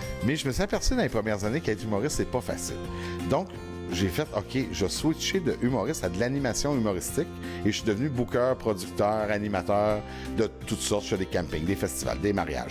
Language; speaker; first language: French; native; French